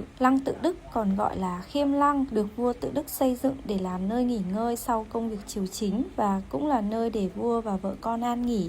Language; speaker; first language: Vietnamese; native; Vietnamese